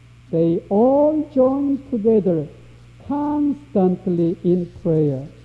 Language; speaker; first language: English; non-native, fluent; Korean